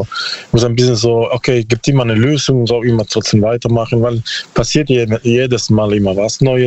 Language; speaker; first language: German; non-native, learner; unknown